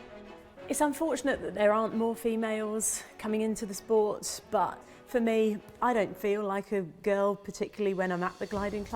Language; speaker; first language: English; native; English